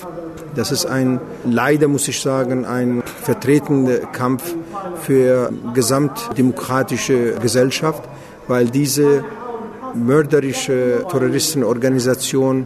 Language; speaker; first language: German; non-native, fluent; Kurdish